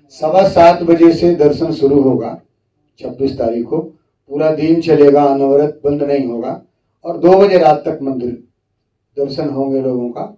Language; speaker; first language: Hindi; native; Hindi